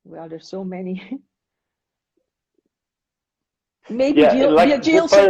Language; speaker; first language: English; non-native, fluent; Dutch